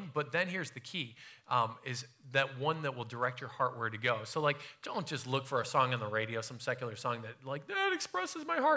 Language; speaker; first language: English; native; English